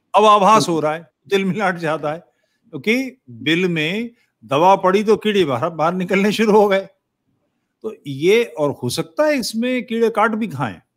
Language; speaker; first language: Hindi; native; Hindi